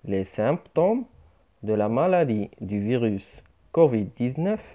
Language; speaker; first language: French; non-native, local second language; Arabic